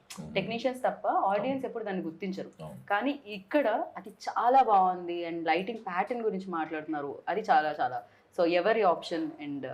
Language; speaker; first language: Telugu; native; Telugu